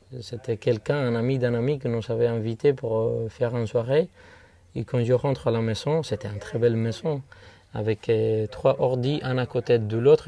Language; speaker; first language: French; non-native, fluent; Spanish